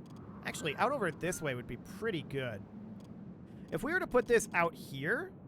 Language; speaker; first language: English; native; English